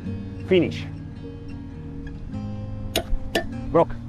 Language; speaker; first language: English; non-native, learner; Spanish